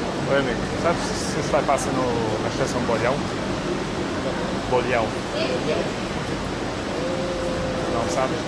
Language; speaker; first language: Portuguese; non-native, learner; English